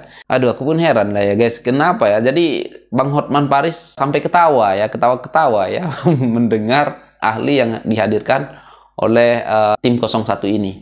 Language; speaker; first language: Indonesian; native; Indonesian